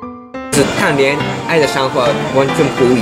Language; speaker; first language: Chinese; non-native, fluent; Japanese